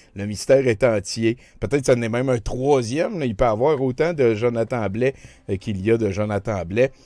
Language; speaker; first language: French; native; French